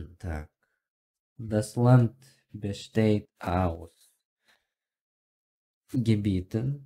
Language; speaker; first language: German; non-native, learner; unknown